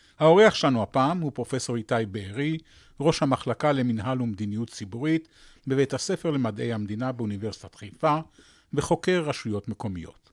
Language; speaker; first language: Hebrew; native; Hebrew